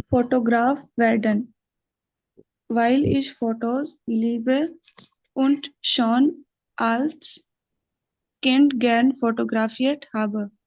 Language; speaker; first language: German; non-native, learner; Hindi